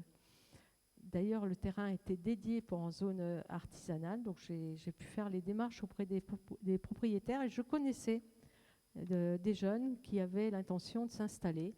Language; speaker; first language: French; native; French